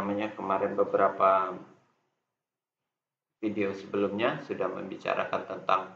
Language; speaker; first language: Indonesian; native; Indonesian